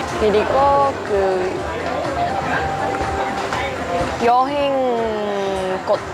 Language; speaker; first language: Korean; non-native, learner; Vietnamese